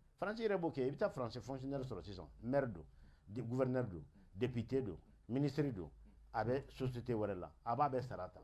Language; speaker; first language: French; non-native, local second language; Bambara